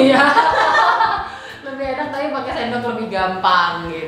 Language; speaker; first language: Indonesian; native; Indonesian